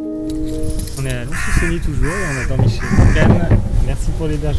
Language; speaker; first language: French; native; French